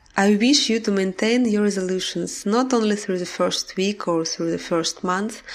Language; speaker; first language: English; non-native, fluent; Russian